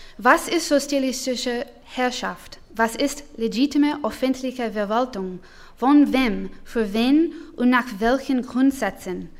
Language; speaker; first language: German; non-native, learner; English